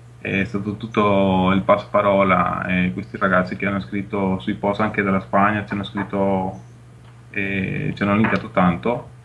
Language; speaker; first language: Italian; non-native, fluent; Spanish